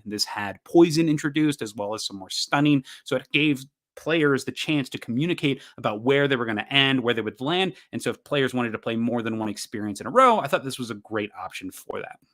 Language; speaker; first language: English; native; English